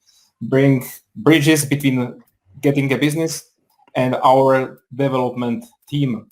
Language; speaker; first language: English; non-native, fluent; Czech